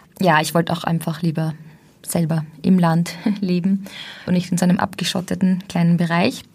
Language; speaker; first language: German; native; German